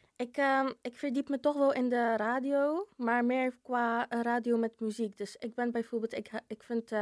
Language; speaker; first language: Dutch; early bilingual, other home language; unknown